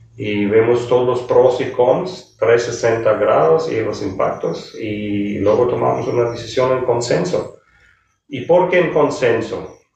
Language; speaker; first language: Spanish; non-native, fluent; German